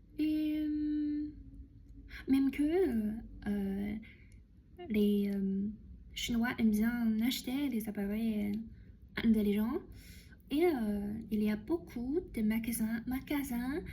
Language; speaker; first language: French; non-native, learner; Chinese